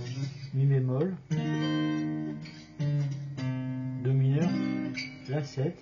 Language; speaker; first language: French; native; French